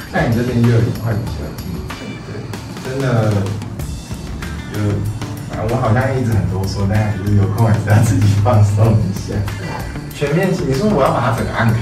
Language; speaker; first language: Chinese; native; Chinese